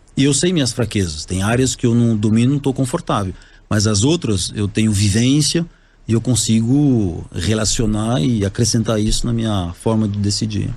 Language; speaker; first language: Portuguese; non-native, fluent; French